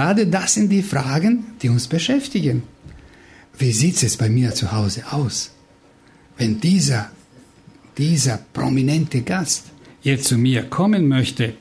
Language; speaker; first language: German; non-native, fluent; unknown